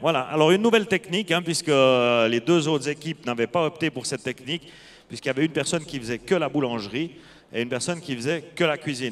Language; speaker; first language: French; native; French